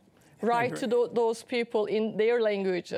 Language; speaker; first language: English; non-native, fluent; Turkish